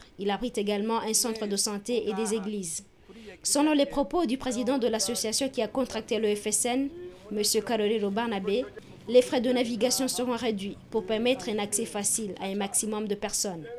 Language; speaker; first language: French; non-native, local second language; Rundi